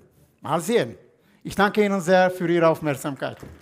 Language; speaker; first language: German; non-native, fluent; Turkish